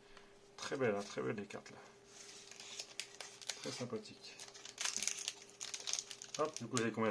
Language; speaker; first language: French; native; French